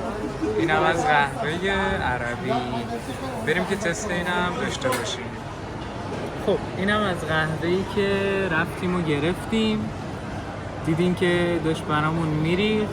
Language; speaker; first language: Persian; native; Persian